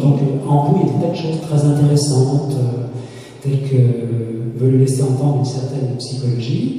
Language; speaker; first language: French; native; French